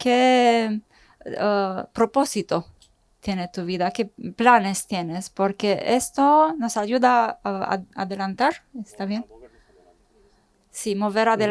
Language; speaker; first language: Spanish; non-native, fluent; Romanian